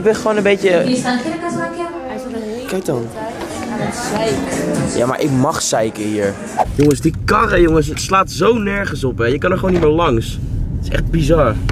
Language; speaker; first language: Dutch; native; Dutch